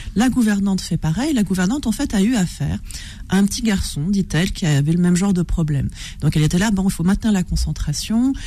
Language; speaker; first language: French; native; French